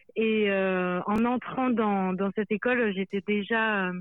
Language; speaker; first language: French; native; French